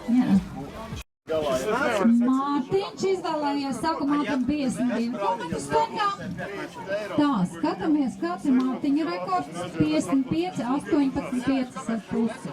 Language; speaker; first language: Latvian; native; Latvian